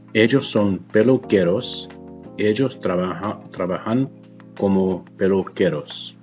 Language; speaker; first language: Spanish; non-native, learner; English